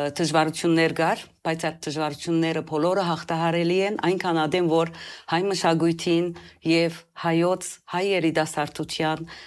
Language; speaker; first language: Armenian; early bilingual, heritage; Armenian